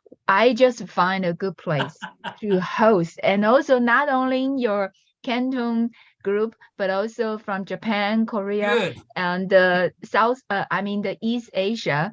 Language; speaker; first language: English; non-native, learner; Chinese